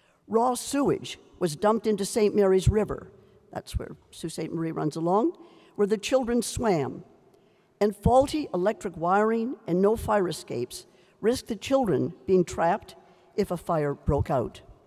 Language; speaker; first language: English; native; English